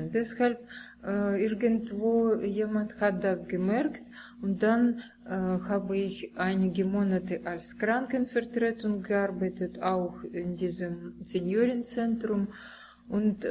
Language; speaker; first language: German; non-native, learner; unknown